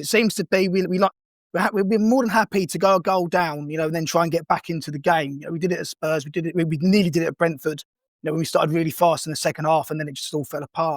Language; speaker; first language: English; native; English